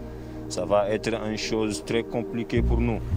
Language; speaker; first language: French; non-native, fluent; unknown